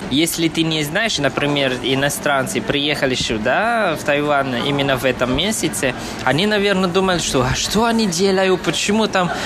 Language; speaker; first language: Russian; non-native, fluent; Chinese